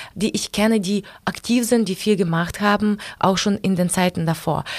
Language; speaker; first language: German; non-native, fluent; Ukrainian